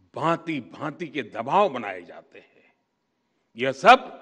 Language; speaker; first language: Hindi; non-native, local second language; Gujarati